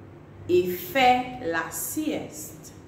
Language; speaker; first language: French; non-native, fluent; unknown